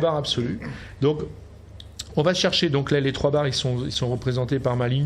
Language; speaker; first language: French; native; French